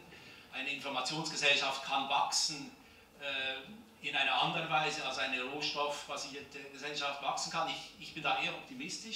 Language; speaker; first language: German; native; German